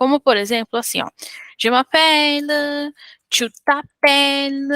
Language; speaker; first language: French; non-native, fluent; Portuguese